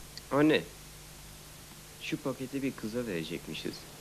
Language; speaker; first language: Turkish; early bilingual, other home language; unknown